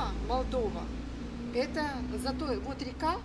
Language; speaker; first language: Russian; native; Russian